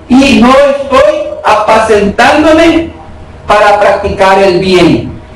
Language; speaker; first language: Spanish; native; Spanish